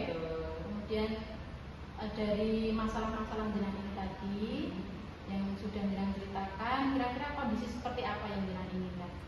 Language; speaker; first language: Indonesian; non-native, local second language; Javanese